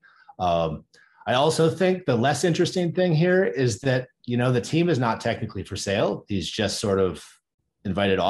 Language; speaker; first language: English; native; English